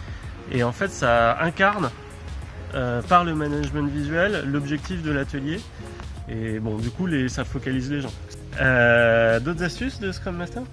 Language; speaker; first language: French; native; French